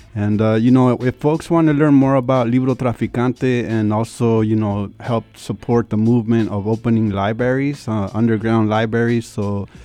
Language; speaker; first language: English; early bilingual, other home language; Spanish